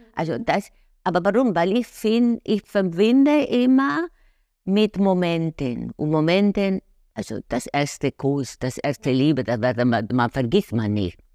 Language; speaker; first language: German; non-native, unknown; Spanish